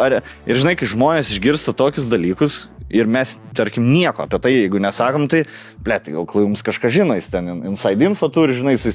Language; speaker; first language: Lithuanian; native; Lithuanian